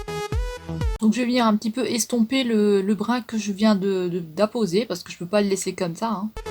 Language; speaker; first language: French; native; French